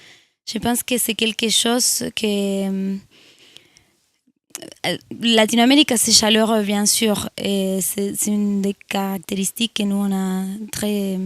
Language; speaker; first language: French; non-native, fluent; Spanish